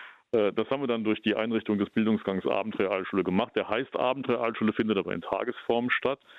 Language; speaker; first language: German; native; German